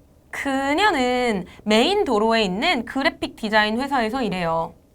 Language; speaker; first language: Korean; native; Korean